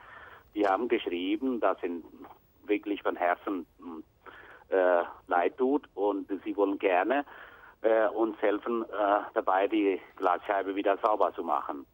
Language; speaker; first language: German; non-native, fluent; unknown